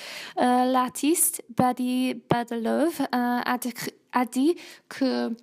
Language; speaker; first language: French; non-native, learner; English